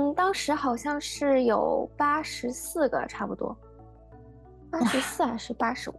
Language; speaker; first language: Chinese; early bilingual, heritage; Chinese